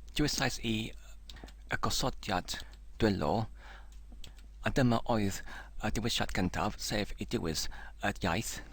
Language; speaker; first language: Welsh; non-native, learner; English